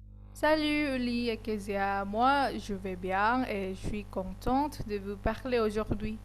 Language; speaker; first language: French; non-native, learner; Indonesian